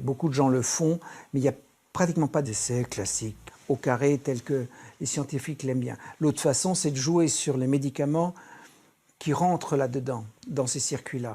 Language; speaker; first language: French; native; French